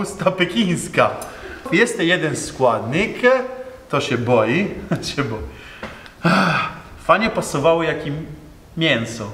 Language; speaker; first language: Polish; non-native, learner; Italian